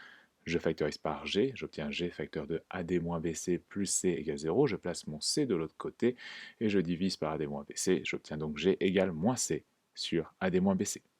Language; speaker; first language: French; native; French